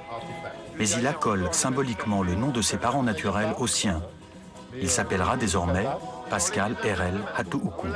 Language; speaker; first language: French; native; French